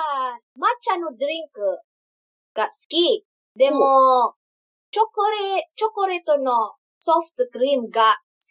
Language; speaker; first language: Japanese; non-native, learner; English